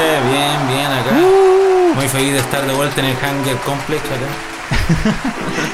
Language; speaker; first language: Spanish; native; Spanish